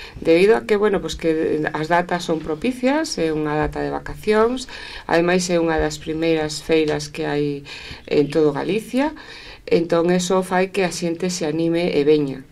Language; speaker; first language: Galician; native; Galician